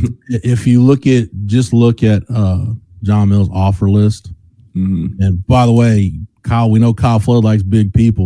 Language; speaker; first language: English; native; English